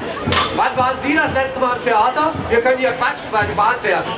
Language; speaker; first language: German; native; German